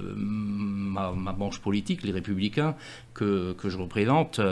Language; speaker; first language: French; native; French